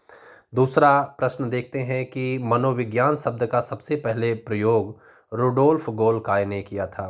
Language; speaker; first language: Hindi; native; Hindi